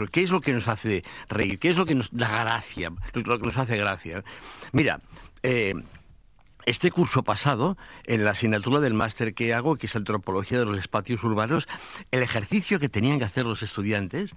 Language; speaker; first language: Spanish; native; Spanish